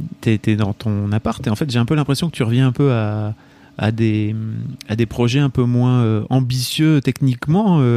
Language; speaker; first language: French; native; French